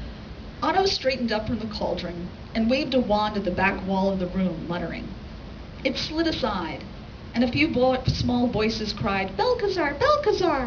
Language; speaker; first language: English; native; English